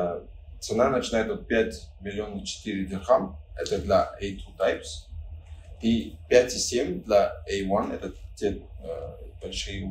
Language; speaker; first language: Russian; non-native, fluent; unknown